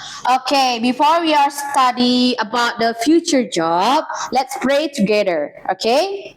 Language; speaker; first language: English; non-native, learner; Indonesian